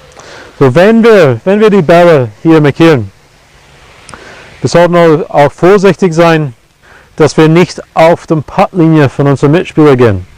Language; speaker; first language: German; non-native, fluent; English